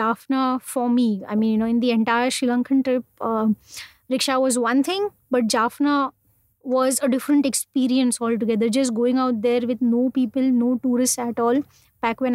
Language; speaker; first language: English; non-native, local second language; Hindi